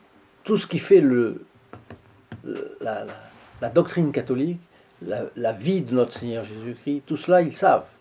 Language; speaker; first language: French; native; French